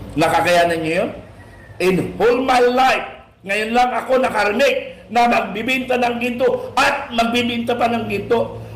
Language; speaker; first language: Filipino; native; Filipino